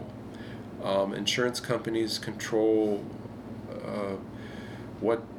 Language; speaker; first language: English; native; English